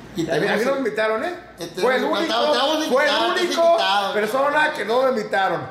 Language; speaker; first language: Spanish; early bilingual, heritage; Spanish